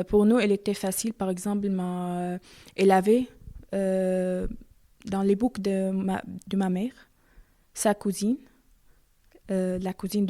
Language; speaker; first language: French; non-native, learner; Arabic